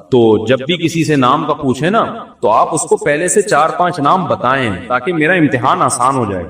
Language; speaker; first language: Urdu; native; Urdu